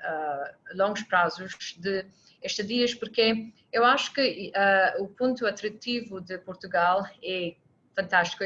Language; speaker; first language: Portuguese; non-native, fluent; English